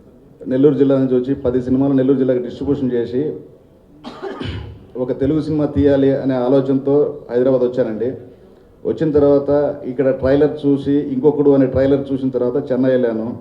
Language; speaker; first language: Telugu; native; Telugu